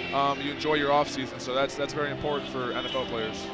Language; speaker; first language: English; native; English